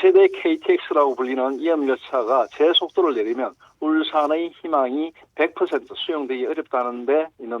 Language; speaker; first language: Korean; native; Korean